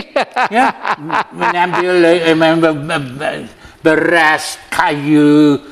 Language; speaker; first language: Indonesian; non-native, learner; English